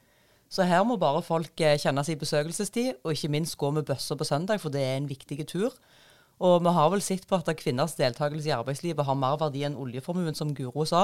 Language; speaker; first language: Norwegian; native; Norwegian